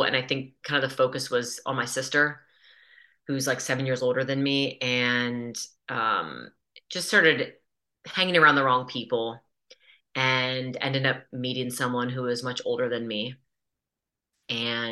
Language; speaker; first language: English; native; English